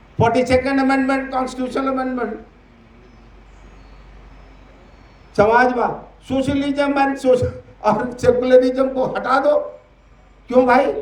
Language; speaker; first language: Hindi; native; Hindi